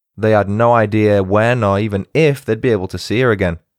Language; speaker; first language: English; native; English